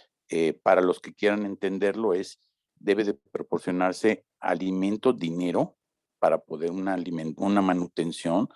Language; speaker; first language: Spanish; native; Spanish